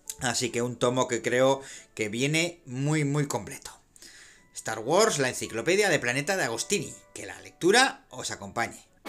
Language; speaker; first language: Spanish; native; Spanish